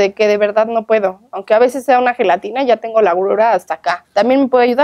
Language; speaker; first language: Spanish; native; Spanish